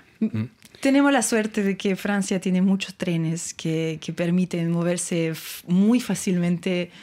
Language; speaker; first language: Spanish; non-native, fluent; French